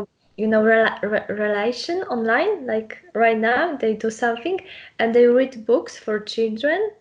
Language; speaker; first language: English; non-native, learner; Polish